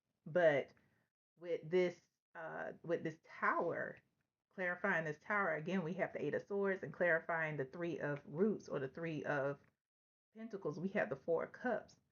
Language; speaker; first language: English; native; English